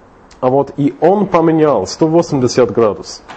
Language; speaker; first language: Russian; non-native, fluent; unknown